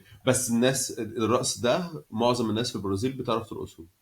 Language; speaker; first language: Arabic; native; Arabic